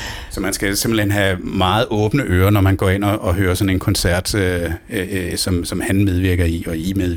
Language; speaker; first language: Danish; native; Danish